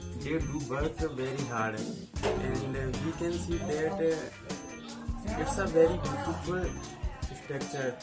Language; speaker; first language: English; non-native, learner; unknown